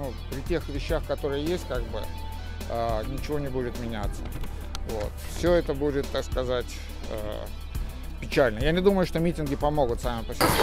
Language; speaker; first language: Russian; native; Russian